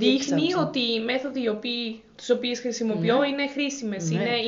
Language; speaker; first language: Greek; native; Greek